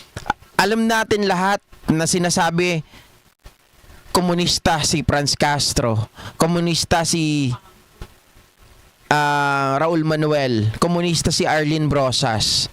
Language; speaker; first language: Filipino; native; Filipino